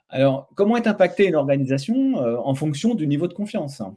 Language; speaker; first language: French; native; French